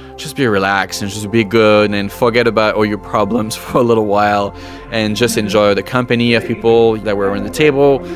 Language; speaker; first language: English; non-native, fluent; French